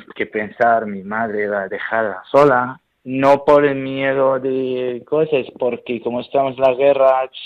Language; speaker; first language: Spanish; non-native, learner; Arabic